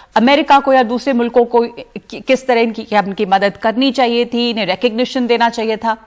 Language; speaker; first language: Hindi; native; Hindi